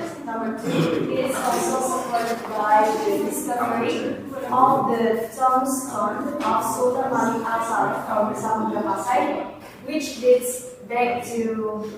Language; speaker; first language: English; non-native, learner; Indonesian